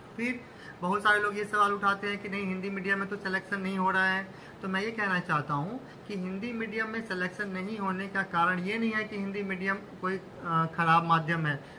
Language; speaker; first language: Hindi; native; Hindi